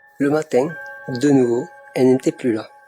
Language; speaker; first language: French; native; French